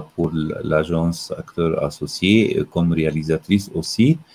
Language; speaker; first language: French; non-native, fluent; Arabic